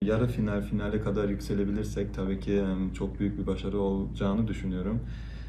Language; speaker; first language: Turkish; early bilingual, heritage; Turkish